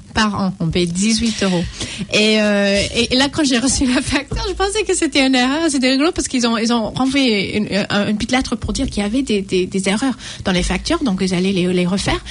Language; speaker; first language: French; non-native, fluent; English